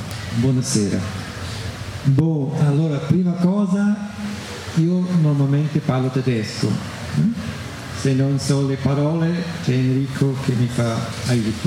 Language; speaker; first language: Italian; non-native, fluent; German